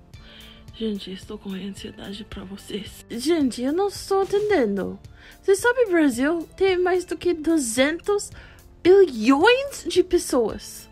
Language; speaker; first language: Portuguese; non-native, learner; English